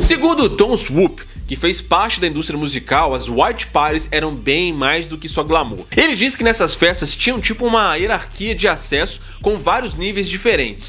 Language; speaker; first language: Portuguese; native; Portuguese